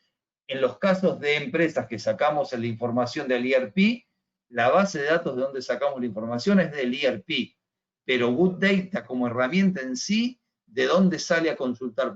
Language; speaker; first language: Spanish; native; Spanish